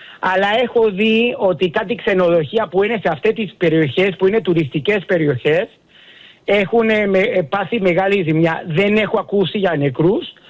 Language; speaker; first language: Greek; early bilingual, heritage; Greek